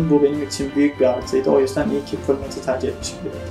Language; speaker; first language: Turkish; native; Turkish